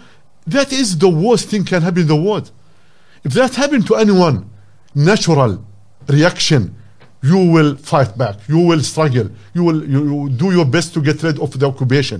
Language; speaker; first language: English; non-native, learner; Arabic